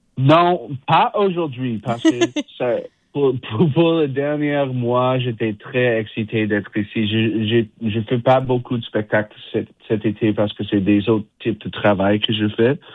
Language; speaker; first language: French; non-native, local second language; English